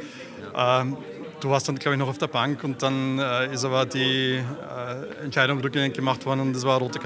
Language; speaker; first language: German; native; German